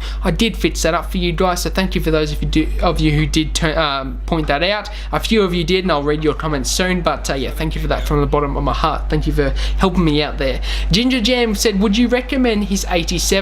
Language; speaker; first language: English; native; English